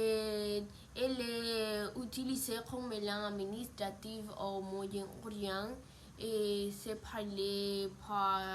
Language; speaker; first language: French; non-native, learner; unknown